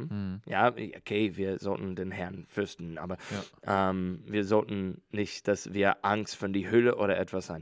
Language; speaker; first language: German; non-native, learner; English